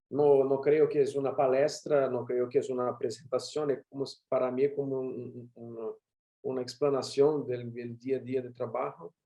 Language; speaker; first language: Spanish; non-native, learner; Portuguese